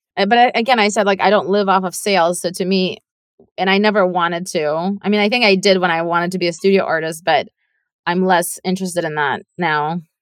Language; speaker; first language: English; non-native, fluent; Russian